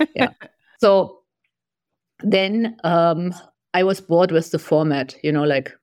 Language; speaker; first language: English; non-native, fluent; German